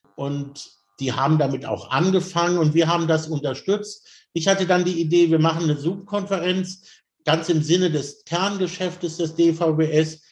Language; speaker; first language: German; native; German